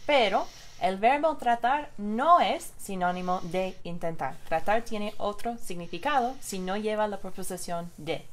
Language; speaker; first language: Spanish; non-native, fluent; English